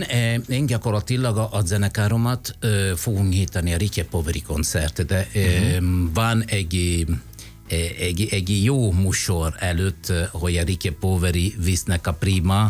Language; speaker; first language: Hungarian; non-native, fluent; Italian